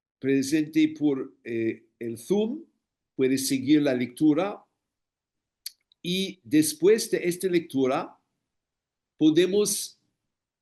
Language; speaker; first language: Spanish; non-native, fluent; English